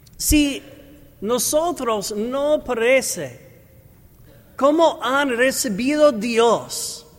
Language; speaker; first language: Spanish; non-native, learner; English